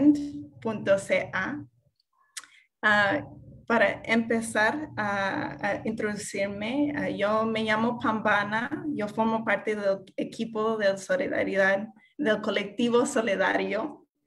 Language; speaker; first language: Spanish; non-native, fluent; English